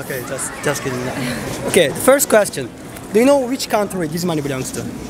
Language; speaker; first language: English; non-native, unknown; Turkish